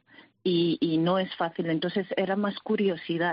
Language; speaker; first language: Spanish; early bilingual, heritage; Spanish